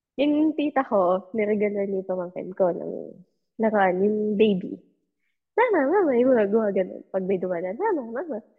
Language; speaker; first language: Filipino; native; Filipino